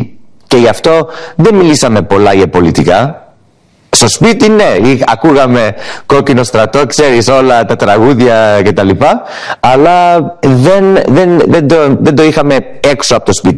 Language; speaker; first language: Greek; early bilingual, heritage; English